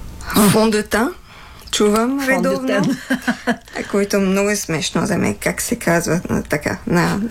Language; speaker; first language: Bulgarian; non-native, fluent; French